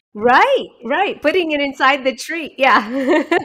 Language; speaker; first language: English; native; English